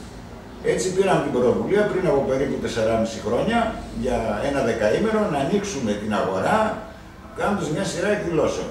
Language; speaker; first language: Greek; native; Greek